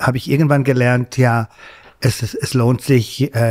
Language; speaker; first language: German; non-native, learner; English